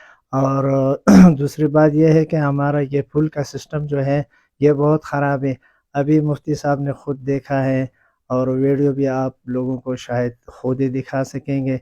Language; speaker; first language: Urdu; non-native, local second language; Pashto